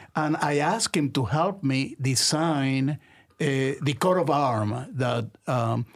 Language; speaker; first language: English; non-native, fluent; Spanish